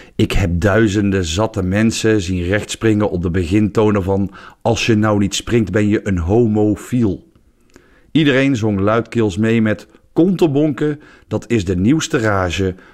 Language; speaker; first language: Dutch; native; Dutch